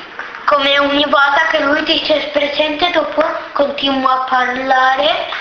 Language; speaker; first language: Italian; early bilingual, other home language; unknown